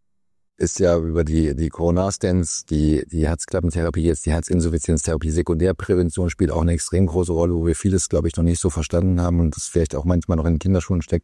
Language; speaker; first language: German; native; German